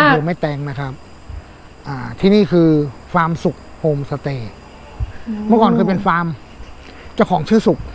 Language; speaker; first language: Thai; native; Thai